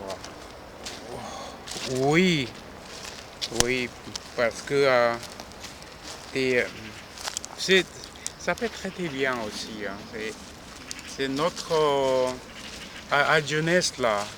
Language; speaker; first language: French; non-native, fluent; Korean